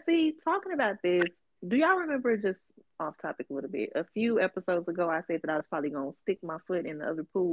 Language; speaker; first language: English; native; English